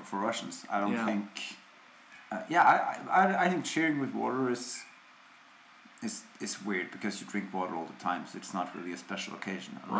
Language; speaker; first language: English; non-native, fluent; Norwegian